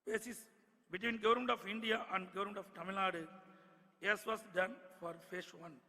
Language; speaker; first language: English; non-native, local second language; Tamil